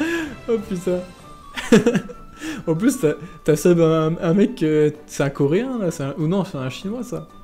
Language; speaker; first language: French; native; French